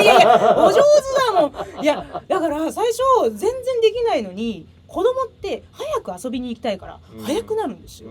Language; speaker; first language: Japanese; native; Japanese